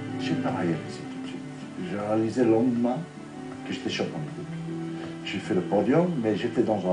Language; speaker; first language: French; non-native, fluent; Italian